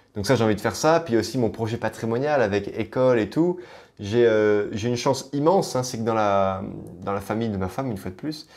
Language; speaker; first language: French; native; French